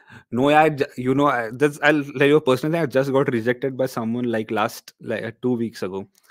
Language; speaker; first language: English; non-native, local second language; Marathi